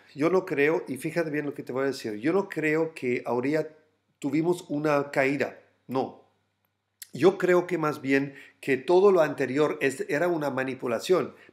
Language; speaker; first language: Spanish; non-native, fluent; German